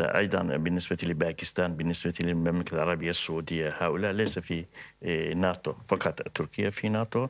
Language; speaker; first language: Arabic; non-native, fluent; Turkish